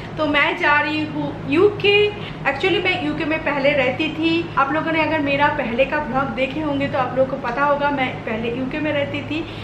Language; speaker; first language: Hindi; non-native, local second language; Bangla